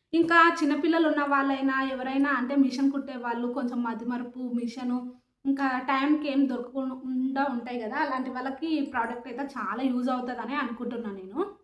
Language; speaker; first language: Telugu; native; Telugu